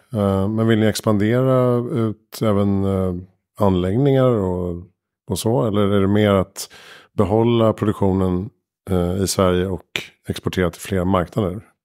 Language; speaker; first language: Swedish; native; Swedish